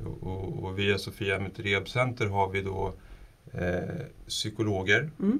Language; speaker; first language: Swedish; non-native, fluent; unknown